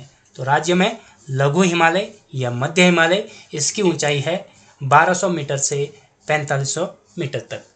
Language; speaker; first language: Hindi; native; Hindi